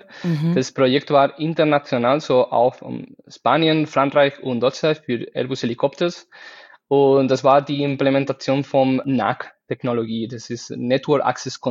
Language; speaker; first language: German; non-native, fluent; Spanish